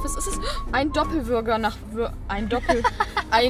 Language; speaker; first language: German; native; German